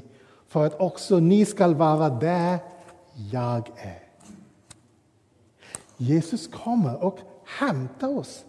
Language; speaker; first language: Swedish; non-native, fluent; English